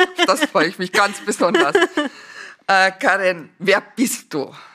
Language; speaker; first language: German; native; German